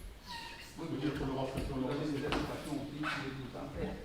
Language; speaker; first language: French; native; French